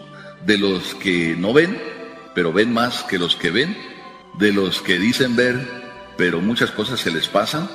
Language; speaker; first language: Spanish; native; Spanish